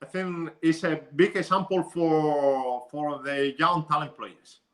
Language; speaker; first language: English; non-native, learner; Spanish